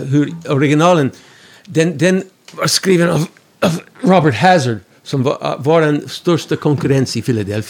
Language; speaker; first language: Swedish; non-native, fluent; English